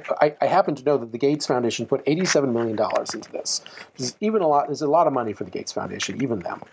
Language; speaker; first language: English; native; English